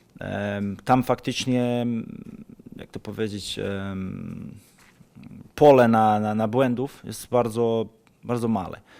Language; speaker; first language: Polish; non-native, fluent; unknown